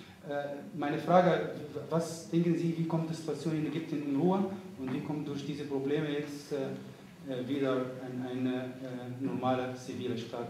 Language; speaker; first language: German; non-native, fluent; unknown